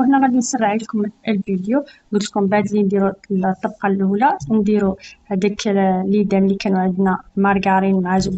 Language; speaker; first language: Arabic; native; Arabic